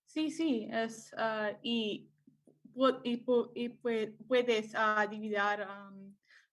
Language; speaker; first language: Spanish; non-native, learner; English